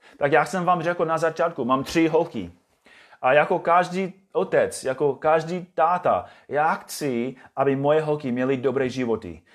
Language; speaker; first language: Czech; non-native, fluent; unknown